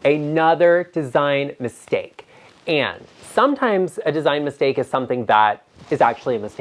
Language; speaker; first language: English; native; English